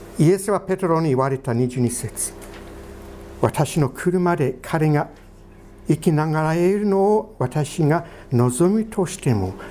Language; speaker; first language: Japanese; non-native, fluent; English